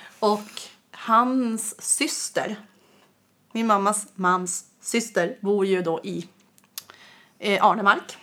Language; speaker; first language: Swedish; native; Swedish